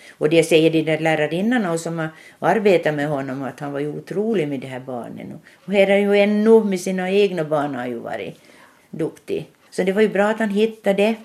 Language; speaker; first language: Swedish; native; Swedish